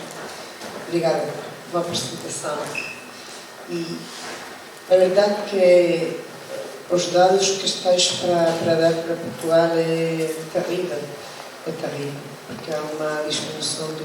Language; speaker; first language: Portuguese; non-native, learner; Spanish